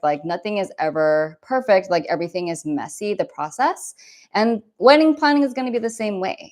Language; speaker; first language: English; native; English